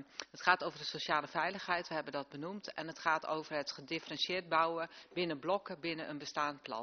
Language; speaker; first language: Dutch; native; Dutch